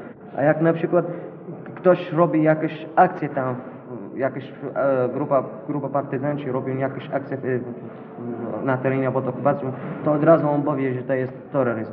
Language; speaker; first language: Polish; non-native, learner; Arabic